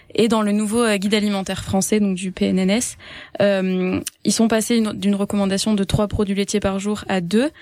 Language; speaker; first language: French; native; French